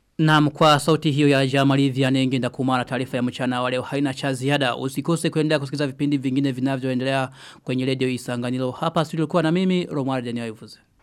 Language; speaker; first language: Swahili; non-native, local second language; Rundi